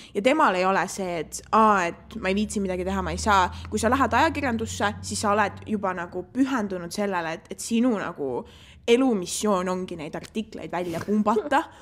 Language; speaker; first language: Estonian; native; Estonian